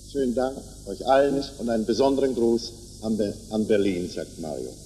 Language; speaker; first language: German; native; German